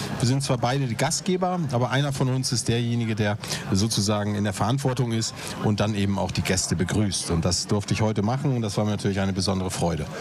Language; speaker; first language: German; native; German